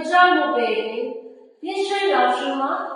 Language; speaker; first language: Chinese; non-native, learner; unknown